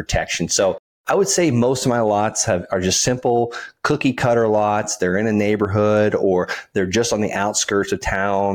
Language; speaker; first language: English; native; English